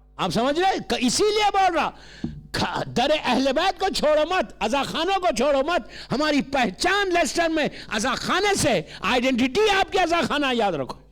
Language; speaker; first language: Urdu; native; Urdu